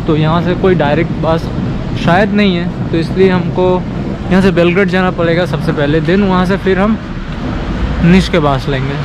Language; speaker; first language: Hindi; non-native, local second language; Bangla